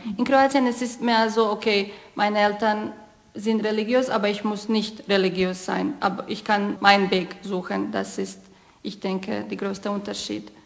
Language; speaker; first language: German; non-native, fluent; Croatian